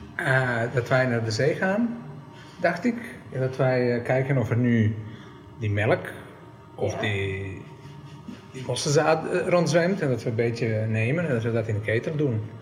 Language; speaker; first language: Dutch; non-native, fluent; Croatian